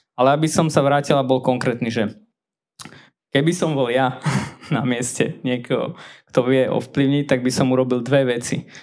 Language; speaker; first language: Slovak; non-native, fluent; Armenian